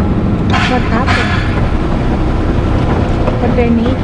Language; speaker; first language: English; non-native, learner; Thai